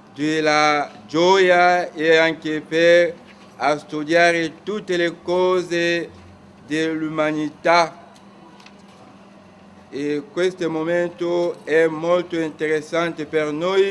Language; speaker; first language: Italian; non-native, learner; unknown